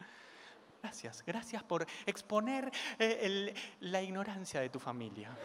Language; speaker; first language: Spanish; native; Spanish